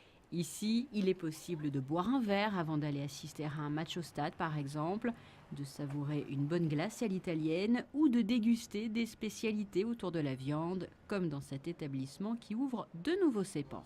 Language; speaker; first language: French; native; French